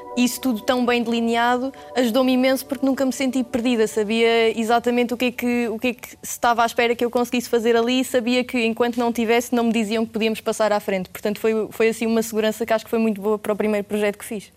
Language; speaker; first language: Portuguese; native; Portuguese